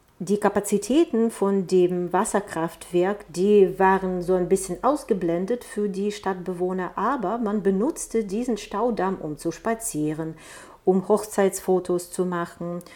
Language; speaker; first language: German; non-native, fluent; Ukrainian